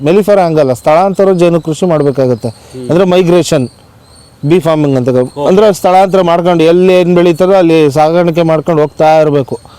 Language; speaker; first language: Kannada; native; Kannada